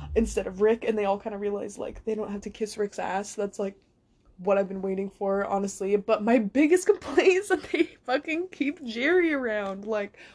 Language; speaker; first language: English; native; English